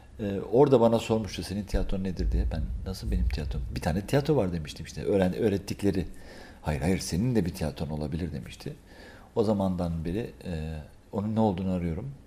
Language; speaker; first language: Turkish; native; Turkish